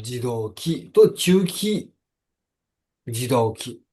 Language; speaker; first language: Japanese; non-native, fluent; Nepali